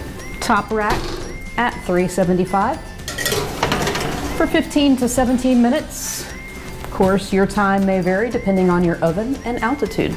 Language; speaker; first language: English; native; English